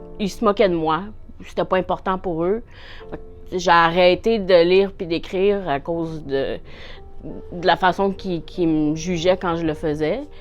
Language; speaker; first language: French; native; French